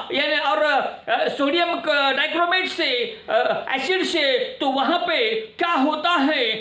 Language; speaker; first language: Hindi; non-native, local second language; Marathi